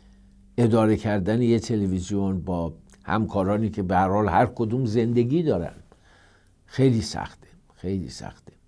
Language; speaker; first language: Persian; native; Persian